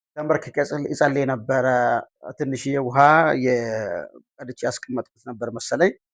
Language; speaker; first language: Amharic; non-native, local second language; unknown